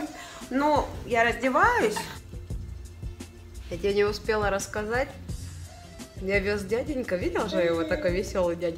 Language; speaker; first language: Russian; native; Russian